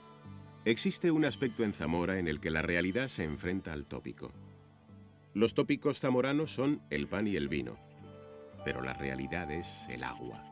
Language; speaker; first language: Spanish; native; Spanish